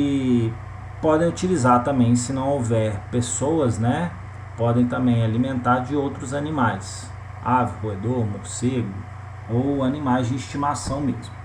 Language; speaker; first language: Portuguese; native; Portuguese